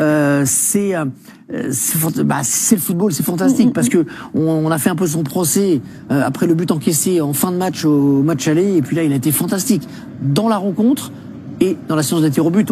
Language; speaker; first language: French; native; French